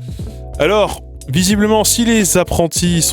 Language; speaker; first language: French; native; French